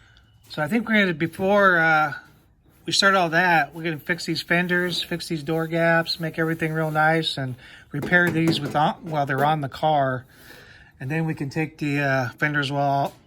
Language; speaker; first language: English; native; English